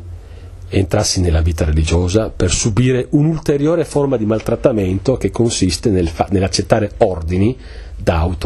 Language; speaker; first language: Italian; native; Italian